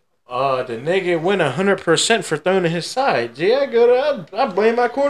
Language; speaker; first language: English; native; English